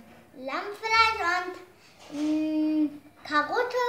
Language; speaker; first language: German; early bilingual, other home language; Persian